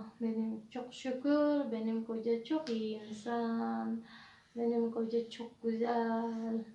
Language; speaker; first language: Turkish; non-native, learner; Indonesian